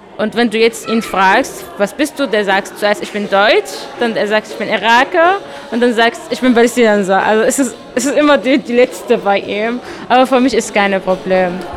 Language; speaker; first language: German; non-native, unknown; Arabic